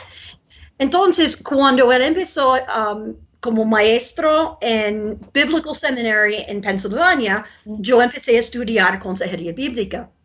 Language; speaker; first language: Spanish; non-native, fluent; English